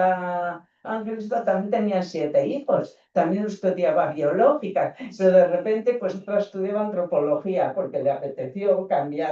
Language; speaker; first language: Spanish; native; Spanish